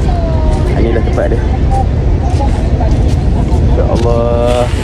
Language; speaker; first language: Malay; native; Malay